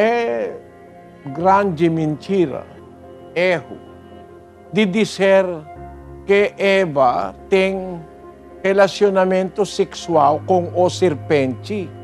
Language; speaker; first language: Portuguese; non-native, learner; Filipino